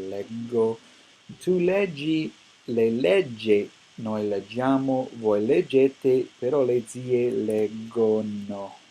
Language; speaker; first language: Italian; non-native, fluent; English